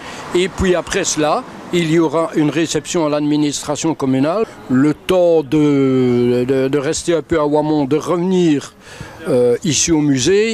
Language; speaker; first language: French; native; French